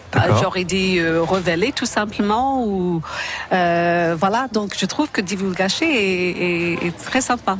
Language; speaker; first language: French; non-native, fluent; English